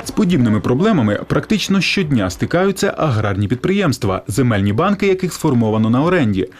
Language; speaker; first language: Ukrainian; native; Ukrainian